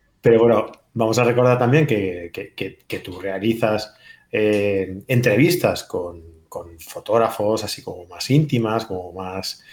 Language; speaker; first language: Spanish; native; Spanish